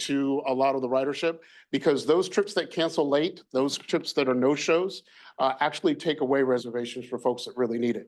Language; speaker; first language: English; native; English